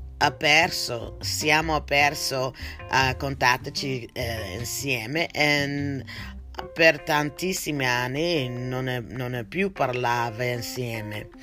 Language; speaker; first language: Italian; non-native, learner; English